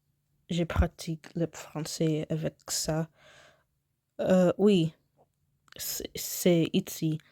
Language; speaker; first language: French; non-native, learner; English